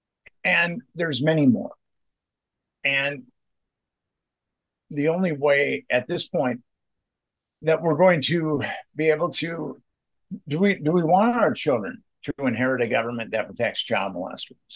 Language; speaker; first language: English; native; English